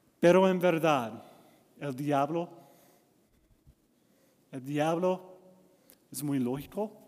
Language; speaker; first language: Spanish; non-native, learner; English